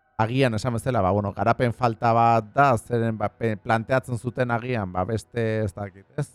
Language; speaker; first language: Basque; non-native, local second language; Spanish